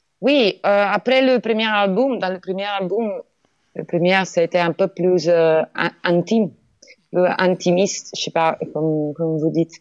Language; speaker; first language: French; non-native, learner; Italian